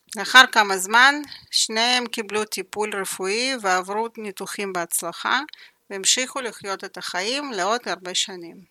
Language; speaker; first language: Hebrew; non-native, fluent; Russian